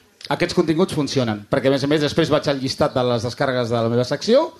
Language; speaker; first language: Catalan; non-native, fluent; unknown